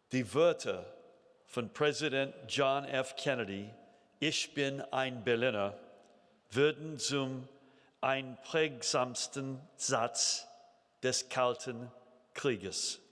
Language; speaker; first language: German; non-native, fluent; English